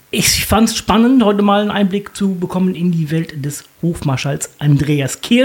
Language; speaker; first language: German; native; German